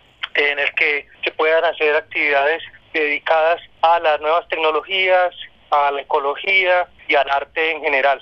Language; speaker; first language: Spanish; native; Spanish